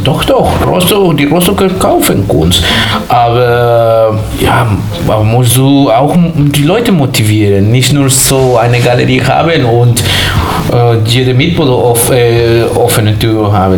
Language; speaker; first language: German; non-native, learner; Spanish